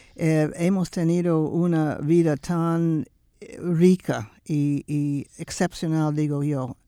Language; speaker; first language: Spanish; non-native, fluent; English